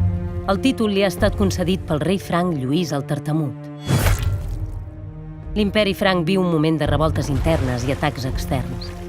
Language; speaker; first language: Catalan; native; Catalan